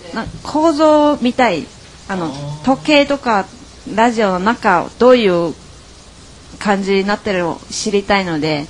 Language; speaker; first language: Japanese; non-native, fluent; Chinese